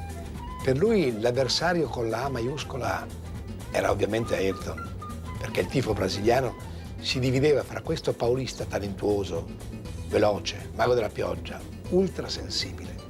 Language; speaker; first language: Italian; native; Italian